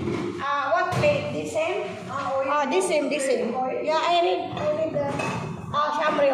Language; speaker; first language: English; non-native, learner; Filipino